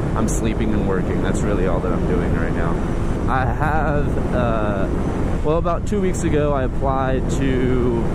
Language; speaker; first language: English; native; English